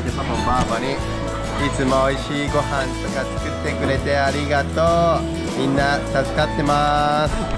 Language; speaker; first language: Japanese; native; Japanese